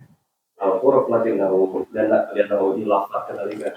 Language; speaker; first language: Arabic; non-native, learner; Indonesian